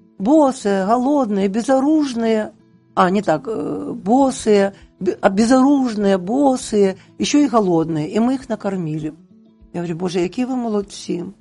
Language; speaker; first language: Ukrainian; non-native, local second language; Russian